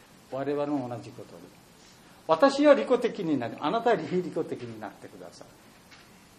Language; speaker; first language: Japanese; non-native, learner; Bangla